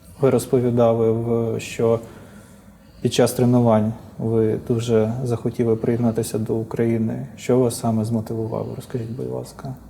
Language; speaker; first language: Ukrainian; native; Ukrainian